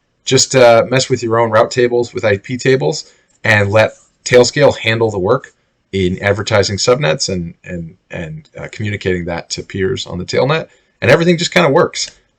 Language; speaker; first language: English; native; English